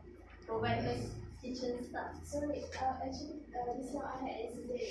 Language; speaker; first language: English; non-native, local second language; Malay